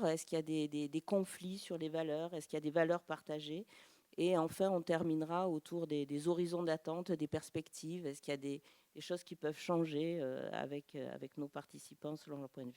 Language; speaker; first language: French; native; French